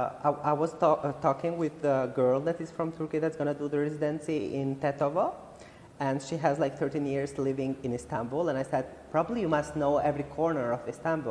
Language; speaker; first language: English; non-native, fluent; Albanian